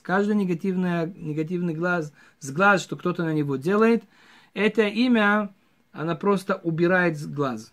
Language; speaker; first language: Russian; early bilingual, heritage; Hebrew